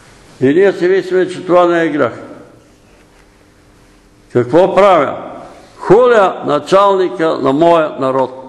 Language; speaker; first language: Bulgarian; native; Bulgarian